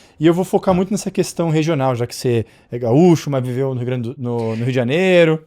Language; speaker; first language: Portuguese; native; Portuguese